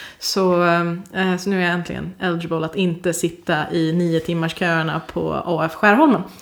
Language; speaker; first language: Swedish; early bilingual, other home language; Persian